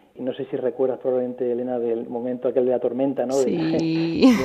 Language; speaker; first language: Spanish; native; Spanish